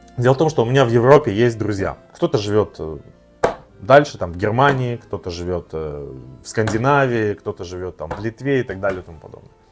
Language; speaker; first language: Russian; native; Russian